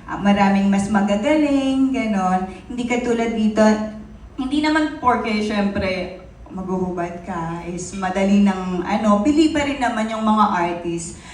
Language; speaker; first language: Filipino; non-native, local second language; Pampanga